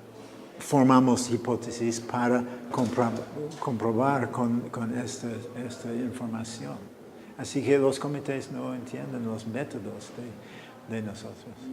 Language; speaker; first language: Spanish; non-native, fluent; English